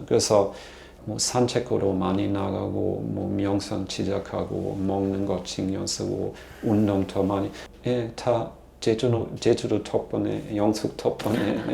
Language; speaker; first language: Korean; non-native, learner; German